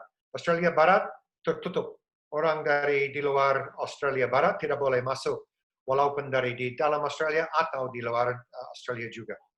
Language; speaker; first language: Indonesian; non-native, fluent; English